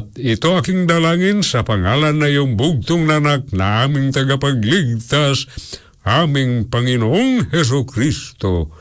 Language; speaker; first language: Filipino; non-native, local second language; Cebuano